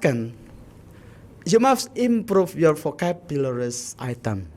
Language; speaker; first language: English; non-native, learner; Indonesian